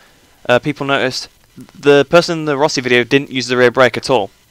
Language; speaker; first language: English; native; English